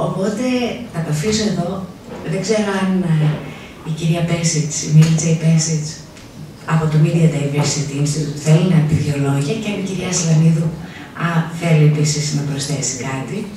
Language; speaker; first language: Greek; native; Greek